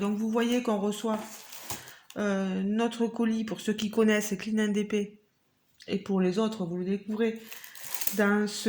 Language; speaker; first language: French; native; French